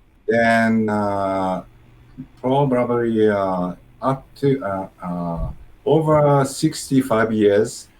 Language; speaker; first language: English; non-native, learner; Japanese